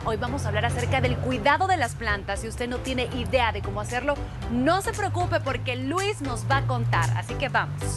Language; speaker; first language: Spanish; native; Spanish